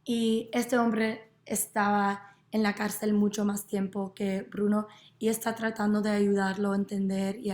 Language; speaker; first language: Spanish; non-native, learner; English